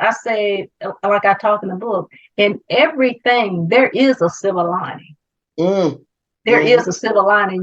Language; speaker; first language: English; native; English